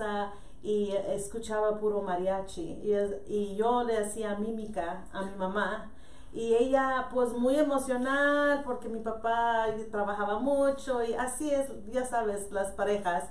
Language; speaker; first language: Spanish; early bilingual, heritage; Spanish